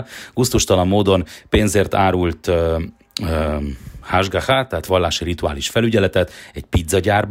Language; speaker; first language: Hungarian; native; Hungarian